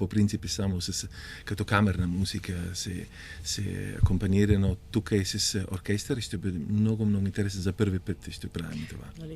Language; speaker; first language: Bulgarian; non-native, fluent; Italian